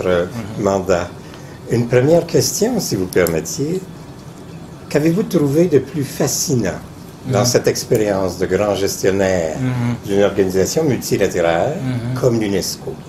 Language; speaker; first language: French; native; French